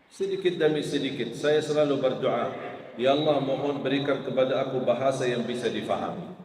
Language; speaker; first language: Malay; non-native, fluent; Arabic